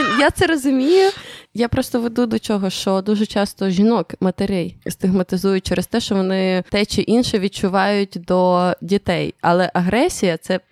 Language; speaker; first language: Ukrainian; native; Ukrainian